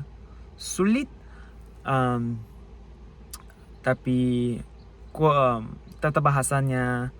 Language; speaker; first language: Indonesian; non-native, learner; English